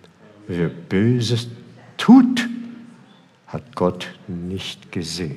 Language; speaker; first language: German; non-native, fluent; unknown